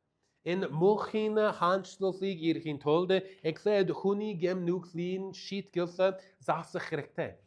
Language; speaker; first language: Mongolian; non-native, fluent; English